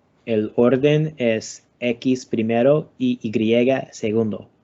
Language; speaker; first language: Spanish; non-native, learner; English